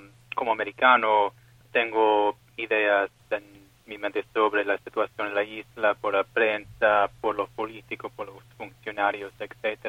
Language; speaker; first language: Spanish; non-native, fluent; English